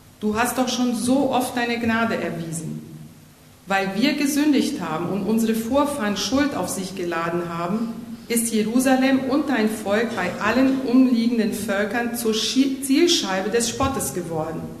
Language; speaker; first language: German; native; German